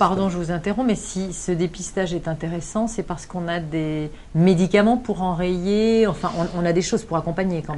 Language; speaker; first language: French; native; French